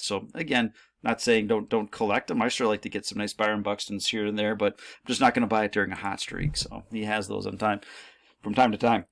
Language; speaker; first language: English; native; English